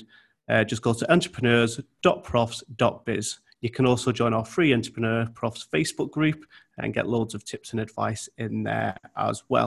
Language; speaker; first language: English; native; English